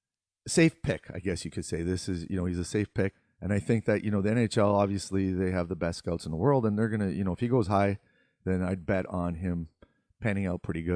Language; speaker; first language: English; native; English